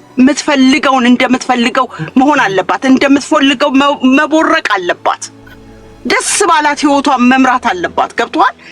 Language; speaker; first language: Amharic; native; Amharic